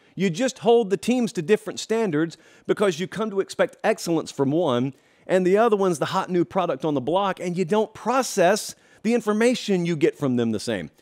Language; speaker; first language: English; native; English